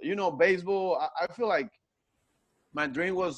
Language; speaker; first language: English; non-native, fluent; Spanish